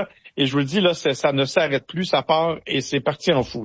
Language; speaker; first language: French; native; French